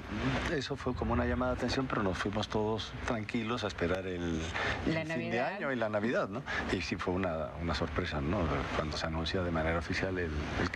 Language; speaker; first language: Spanish; native; Spanish